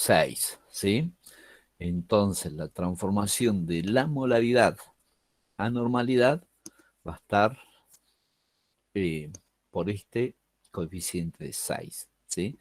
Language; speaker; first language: Spanish; native; Spanish